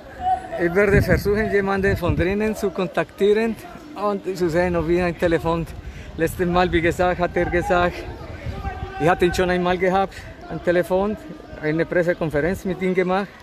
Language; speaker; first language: German; non-native, fluent; Spanish